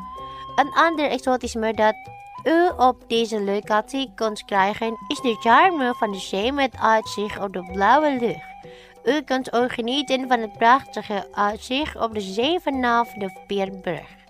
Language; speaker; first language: Dutch; non-native, fluent; Indonesian